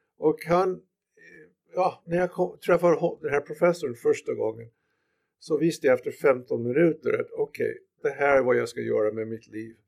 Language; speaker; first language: Swedish; non-native, fluent; English